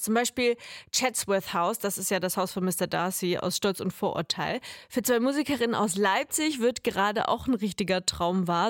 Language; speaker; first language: German; native; German